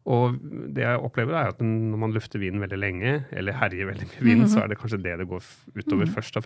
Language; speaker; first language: Norwegian; native; Norwegian